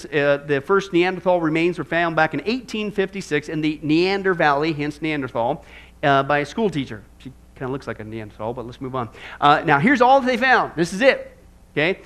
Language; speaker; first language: English; native; English